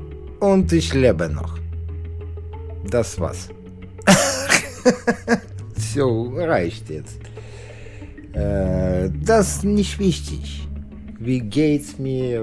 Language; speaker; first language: German; non-native, learner; Russian